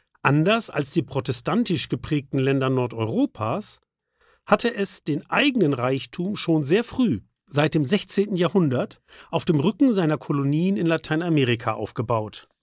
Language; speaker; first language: German; native; German